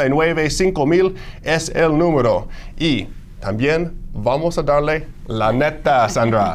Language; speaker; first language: Spanish; non-native, fluent; English